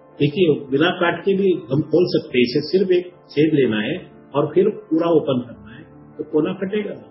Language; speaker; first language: Hindi; non-native, local second language; Marathi